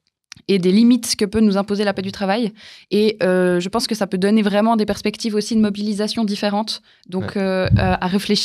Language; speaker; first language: French; native; French